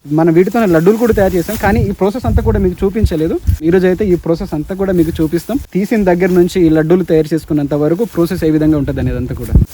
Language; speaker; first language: Telugu; non-native, local second language; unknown